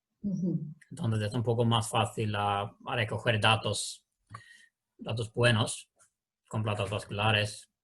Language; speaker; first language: Spanish; non-native, learner; Swedish